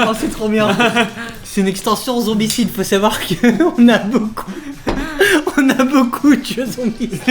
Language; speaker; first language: French; native; French